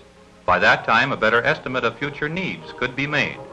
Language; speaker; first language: English; native; English